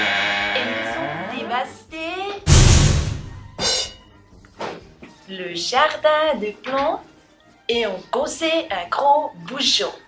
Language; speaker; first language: French; non-native, learner; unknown